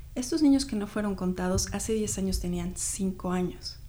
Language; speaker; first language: Spanish; native; Spanish